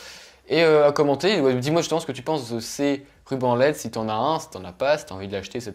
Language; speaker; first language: French; native; French